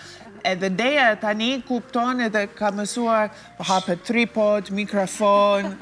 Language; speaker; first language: Albanian; non-native, learner; English